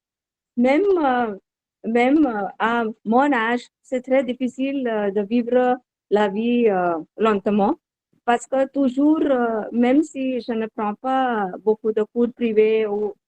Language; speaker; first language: French; non-native, learner; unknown